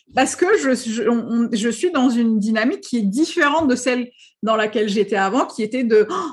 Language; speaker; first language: French; non-native, local second language; Arabic